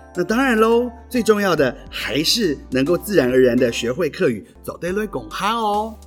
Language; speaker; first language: Chinese; non-native, local second language; Hakka Chinese